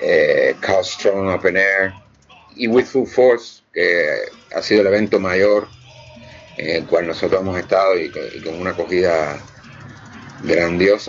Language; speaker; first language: Spanish; native; Spanish